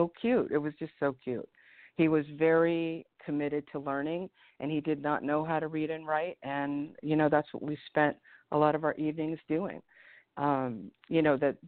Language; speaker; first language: English; native; English